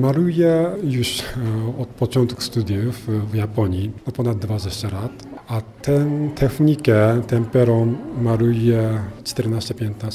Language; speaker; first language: Polish; non-native, fluent; Japanese